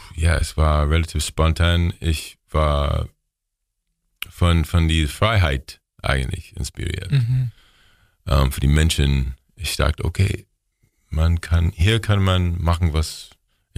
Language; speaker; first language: German; non-native, learner; English